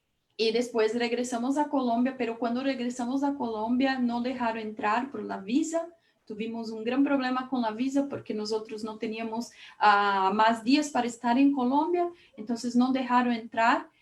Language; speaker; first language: Spanish; non-native, fluent; Portuguese